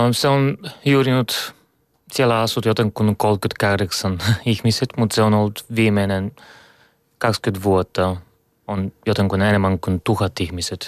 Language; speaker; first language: Finnish; non-native, learner; Bulgarian